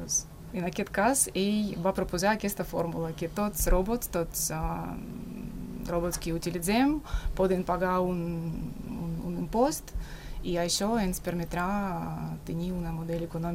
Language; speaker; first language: Catalan; non-native, fluent; Russian